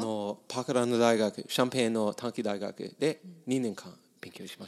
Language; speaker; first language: Japanese; non-native, learner; English